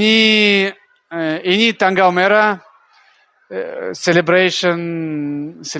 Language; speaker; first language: Indonesian; non-native, learner; Russian